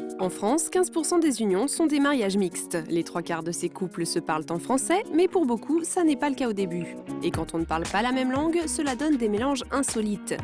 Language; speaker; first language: French; native; French